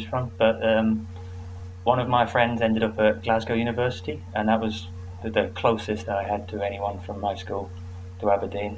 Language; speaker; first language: English; native; English